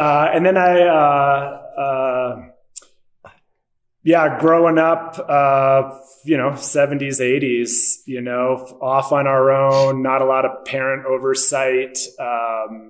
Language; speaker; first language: English; native; English